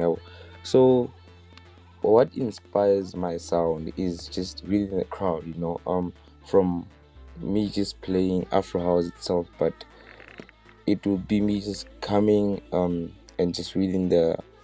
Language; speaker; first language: English; non-native, local second language; Southern Sotho